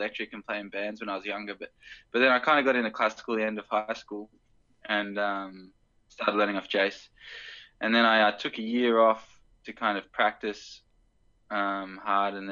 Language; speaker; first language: English; native; English